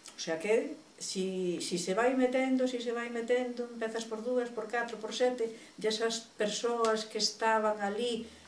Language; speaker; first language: Galician; native; Galician